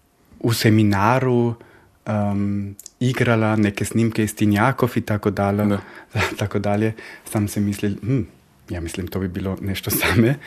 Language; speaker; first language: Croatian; early bilingual, heritage; Croatian